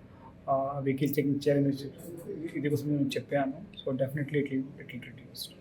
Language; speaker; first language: Telugu; non-native, fluent; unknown